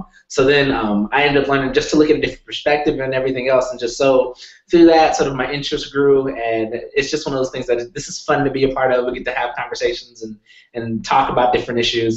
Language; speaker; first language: English; native; English